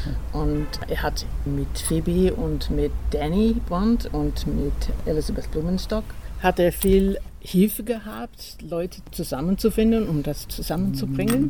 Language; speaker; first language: German; non-native, fluent; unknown